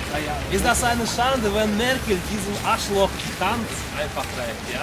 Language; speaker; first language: German; non-native, learner; Russian